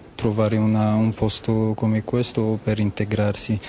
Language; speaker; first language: Italian; non-native, learner; Somali